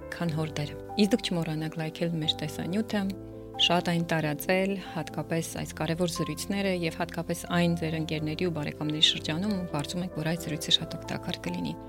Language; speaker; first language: Armenian; native; Armenian